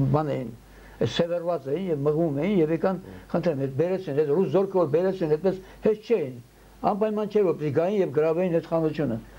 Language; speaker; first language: Armenian; early bilingual, heritage; Armenian